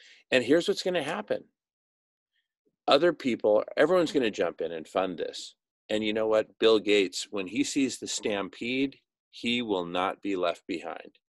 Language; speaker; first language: English; native; English